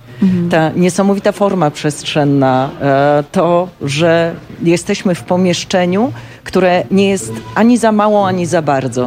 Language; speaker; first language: Polish; native; Polish